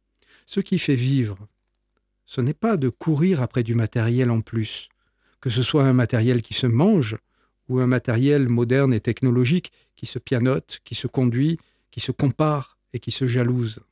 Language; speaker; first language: French; native; French